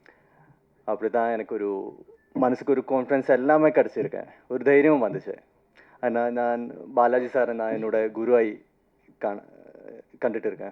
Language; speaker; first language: Tamil; non-native, fluent; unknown